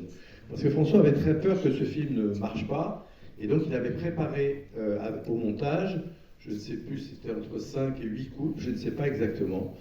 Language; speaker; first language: French; native; French